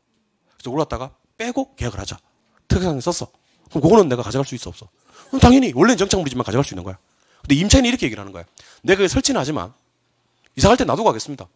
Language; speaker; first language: Korean; native; Korean